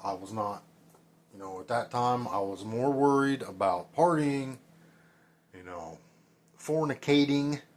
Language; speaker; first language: English; native; English